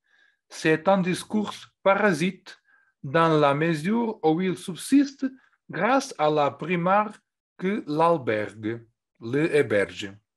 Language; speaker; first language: French; non-native, fluent; Portuguese